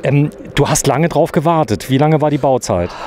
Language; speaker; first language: German; native; German